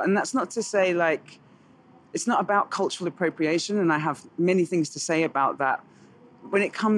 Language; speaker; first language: English; native; English